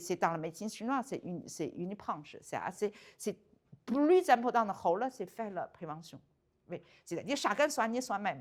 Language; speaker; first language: French; non-native, learner; Chinese